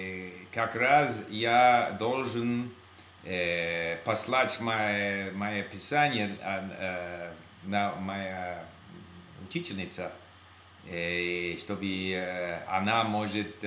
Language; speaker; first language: Russian; non-native, learner; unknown